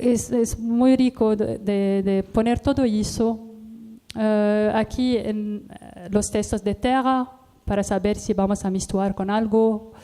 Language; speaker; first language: Spanish; non-native, learner; Arabic